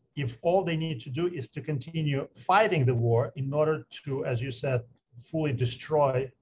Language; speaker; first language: English; non-native, fluent; Ukrainian